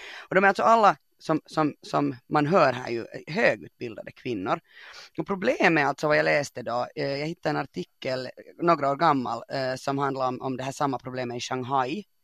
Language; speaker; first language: Swedish; native; Swedish